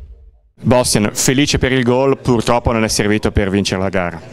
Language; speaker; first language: Italian; native; Italian